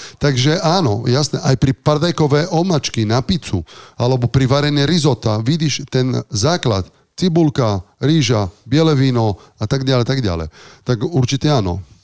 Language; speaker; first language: Slovak; non-native, fluent; Italian